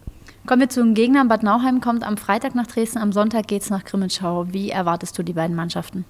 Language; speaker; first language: German; native; German